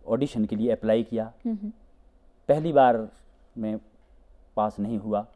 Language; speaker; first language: Hindi; native; Hindi